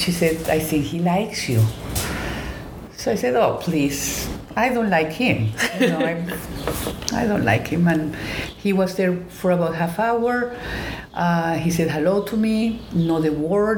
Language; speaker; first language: English; non-native, fluent; Spanish